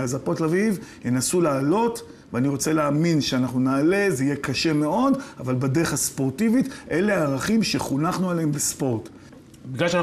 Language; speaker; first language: Hebrew; native; Hebrew